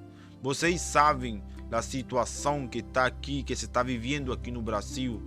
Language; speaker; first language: Portuguese; non-native, fluent; Spanish